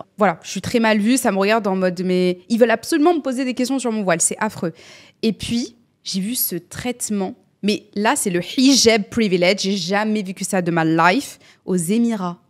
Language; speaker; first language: French; native; French